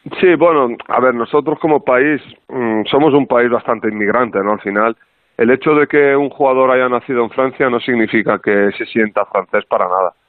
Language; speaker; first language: Spanish; non-native, fluent; Arabic